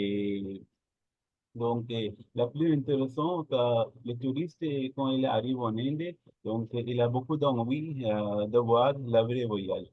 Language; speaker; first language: French; non-native, learner; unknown